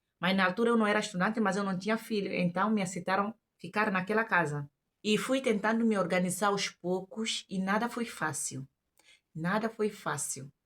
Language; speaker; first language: Portuguese; native; Portuguese